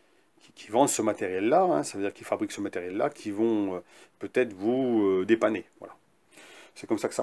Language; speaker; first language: French; native; French